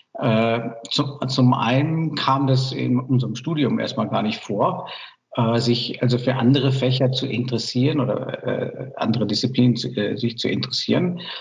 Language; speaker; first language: German; early bilingual, other home language; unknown